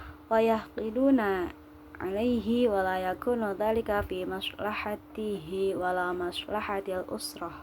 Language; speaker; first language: Arabic; non-native, learner; Indonesian